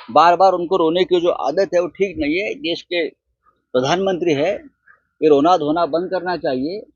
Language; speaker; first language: Hindi; non-native, local second language; Marathi